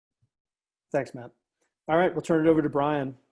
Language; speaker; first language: English; native; English